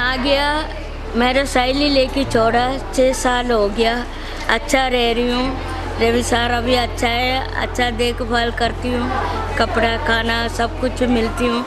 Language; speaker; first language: Hindi; non-native, local second language; Malayalam